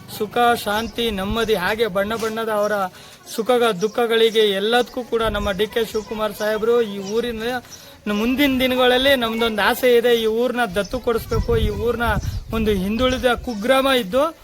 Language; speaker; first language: Kannada; non-native, local second language; Lambadi